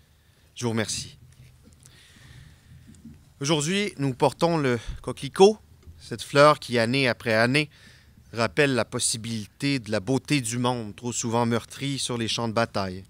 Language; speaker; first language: French; native; French